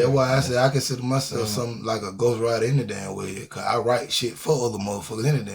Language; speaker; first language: English; native; English